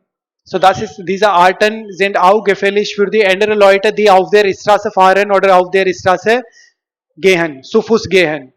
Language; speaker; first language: German; non-native, learner; Hindi